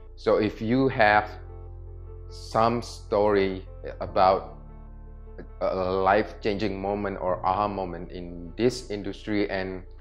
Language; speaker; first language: English; non-native, fluent; Indonesian